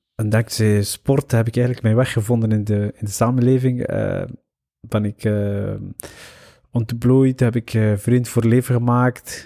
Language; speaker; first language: Dutch; early bilingual, other home language; Somali